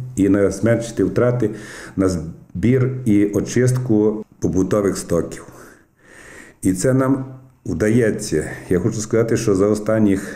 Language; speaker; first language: Ukrainian; native; Ukrainian